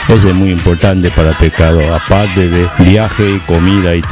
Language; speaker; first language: Spanish; non-native, learner; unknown